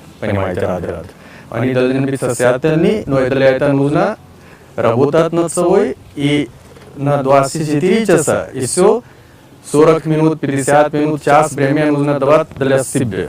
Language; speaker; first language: Russian; non-native, learner; Hindi